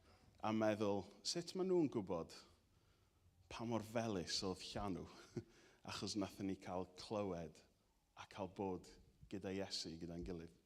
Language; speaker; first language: Welsh; native; Welsh